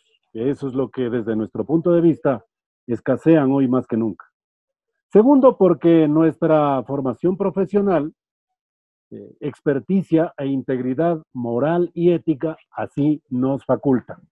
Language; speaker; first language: Spanish; native; Spanish